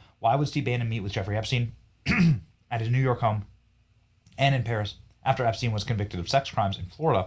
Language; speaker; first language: English; native; English